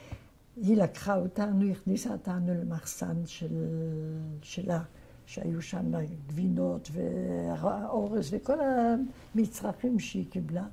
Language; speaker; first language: Hebrew; non-native, fluent; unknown